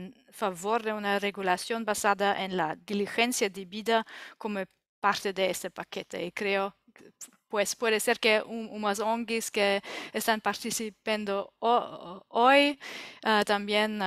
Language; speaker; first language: Spanish; non-native, learner; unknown